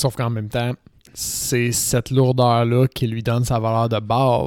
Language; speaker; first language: French; native; French